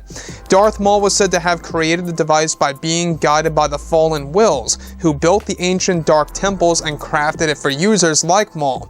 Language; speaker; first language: English; native; English